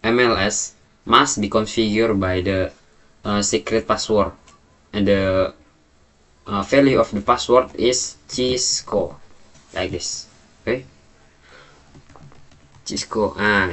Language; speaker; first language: English; non-native, learner; Indonesian